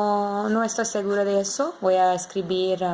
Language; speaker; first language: Spanish; non-native, learner; English